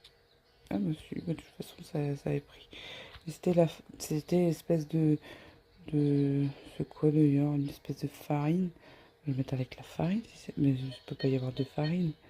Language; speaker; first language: French; native; French